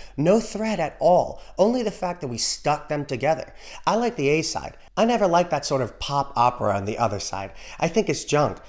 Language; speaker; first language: English; native; English